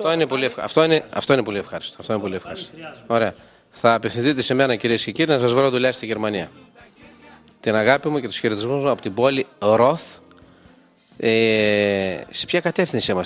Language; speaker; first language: Greek; native; Greek